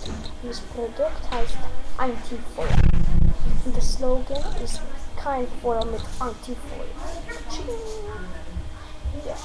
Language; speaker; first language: German; non-native, learner; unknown